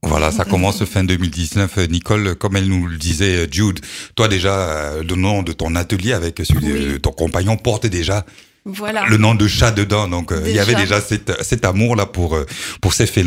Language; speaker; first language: French; native; French